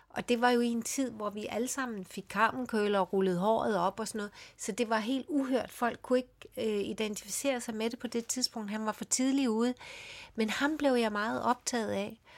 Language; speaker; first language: Danish; early bilingual, other home language; Swedish